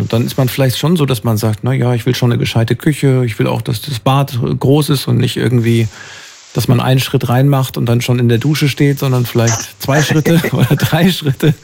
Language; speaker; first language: German; native; German